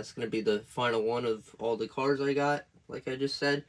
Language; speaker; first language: English; native; English